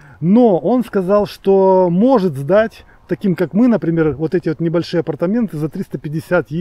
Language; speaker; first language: Russian; native; Russian